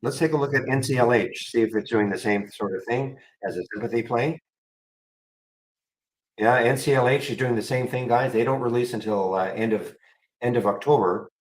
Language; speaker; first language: English; native; English